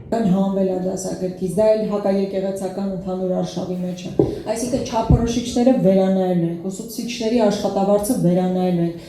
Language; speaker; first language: Armenian; native; Armenian